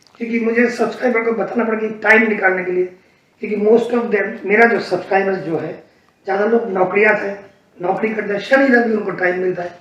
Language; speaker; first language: Hindi; non-native, local second language; Bangla